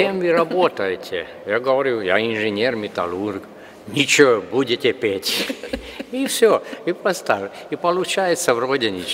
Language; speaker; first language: Russian; non-native, fluent; Hungarian